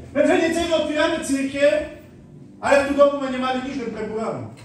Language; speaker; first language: Slovak; non-native, local second language; Romany